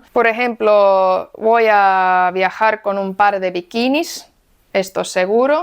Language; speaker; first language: Spanish; non-native, fluent; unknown